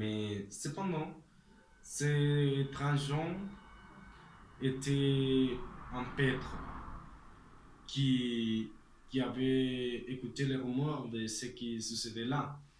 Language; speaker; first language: French; non-native, learner; Spanish